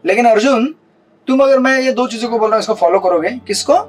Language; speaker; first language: Hindi; non-native, local second language; Marathi